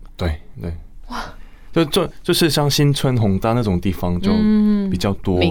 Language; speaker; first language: Chinese; non-native, fluent; Korean